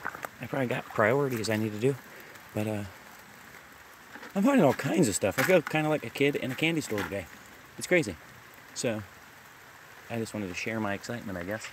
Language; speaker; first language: English; native; English